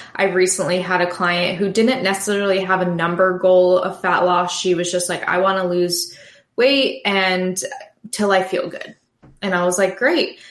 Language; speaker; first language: English; native; English